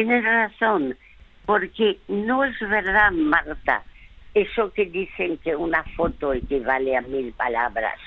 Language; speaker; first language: Spanish; early bilingual, other home language; French